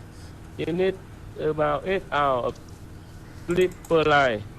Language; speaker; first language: English; non-native, learner; Vietnamese